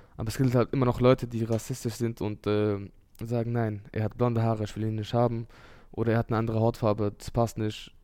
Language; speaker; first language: German; early bilingual, other home language; Urdu